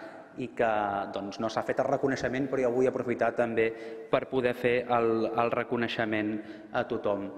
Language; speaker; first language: Catalan; native; Catalan